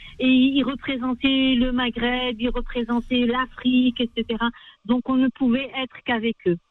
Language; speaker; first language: French; early bilingual, other home language; Arabic